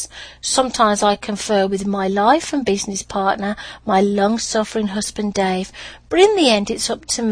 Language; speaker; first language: English; native; English